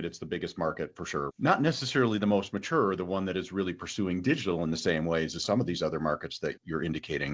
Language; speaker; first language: English; native; English